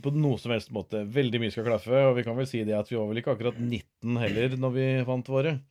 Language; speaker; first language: Norwegian; native; Norwegian